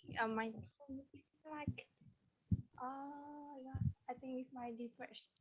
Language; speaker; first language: English; non-native, learner; Vietnamese